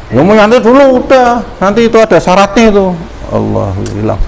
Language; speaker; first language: Indonesian; native; Indonesian